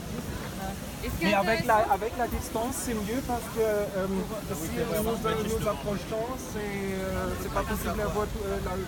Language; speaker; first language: French; non-native, fluent; German